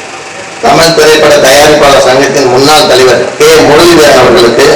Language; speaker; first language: Tamil; native; Tamil